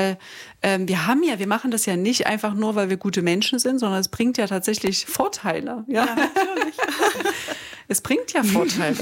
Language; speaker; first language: German; native; German